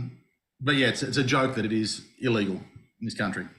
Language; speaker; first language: English; native; English